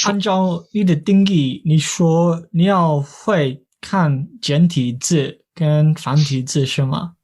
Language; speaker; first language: Chinese; non-native, fluent; English